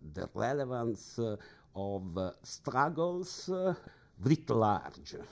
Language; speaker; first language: English; non-native, fluent; Italian